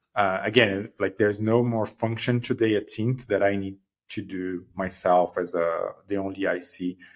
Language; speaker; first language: English; non-native, fluent; Portuguese